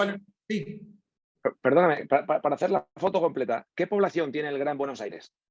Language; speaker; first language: Spanish; native; Spanish